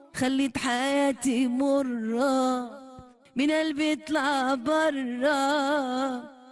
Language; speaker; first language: Arabic; native; Arabic